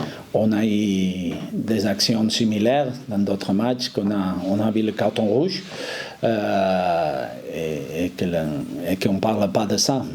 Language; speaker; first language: French; non-native, fluent; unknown